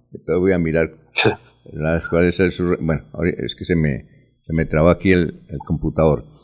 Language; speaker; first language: Spanish; native; Spanish